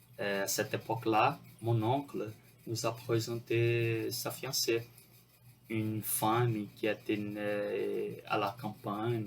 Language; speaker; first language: French; non-native, fluent; Portuguese